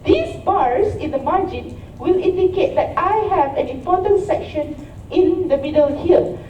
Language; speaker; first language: English; non-native, local second language; Malay